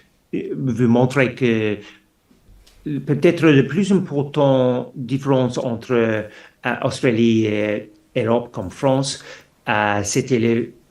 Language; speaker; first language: French; non-native, fluent; English